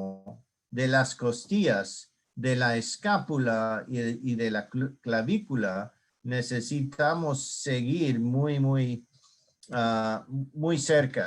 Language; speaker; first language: Spanish; non-native, learner; English